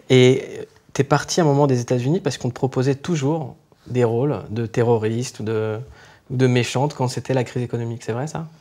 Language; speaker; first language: French; native; French